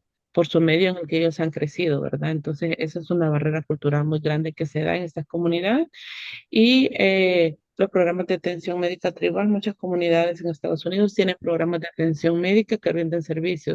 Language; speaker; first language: Spanish; native; Spanish